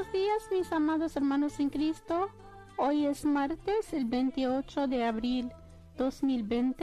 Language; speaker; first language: Spanish; non-native, fluent; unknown